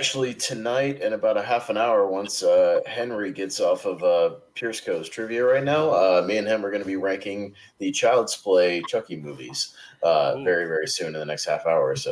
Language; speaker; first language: English; native; English